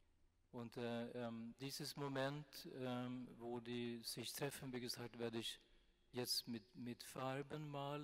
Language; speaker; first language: German; non-native, fluent; Swedish